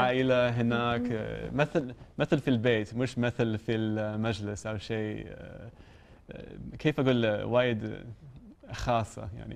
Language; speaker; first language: Arabic; non-native, learner; English